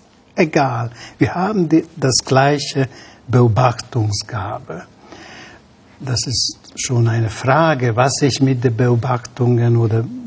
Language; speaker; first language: German; non-native, fluent; Hungarian